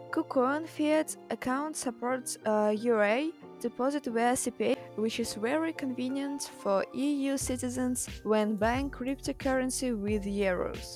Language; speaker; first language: English; non-native, learner; Russian